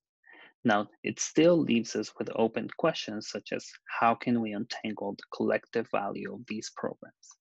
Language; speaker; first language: English; non-native, fluent; Spanish